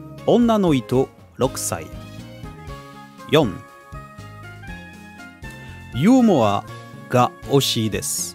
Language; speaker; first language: Japanese; non-native, learner; French